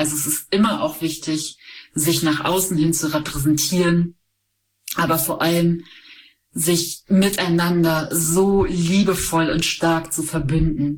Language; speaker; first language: German; native; German